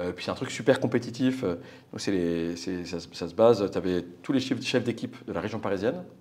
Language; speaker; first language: French; native; French